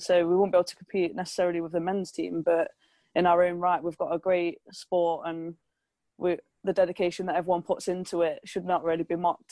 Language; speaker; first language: English; native; English